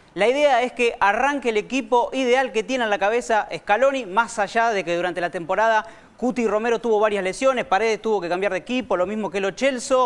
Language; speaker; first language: Spanish; native; Spanish